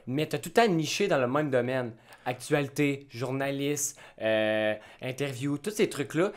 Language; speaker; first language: French; native; French